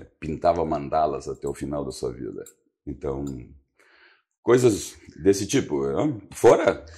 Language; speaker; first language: Portuguese; early bilingual, other home language; Spanish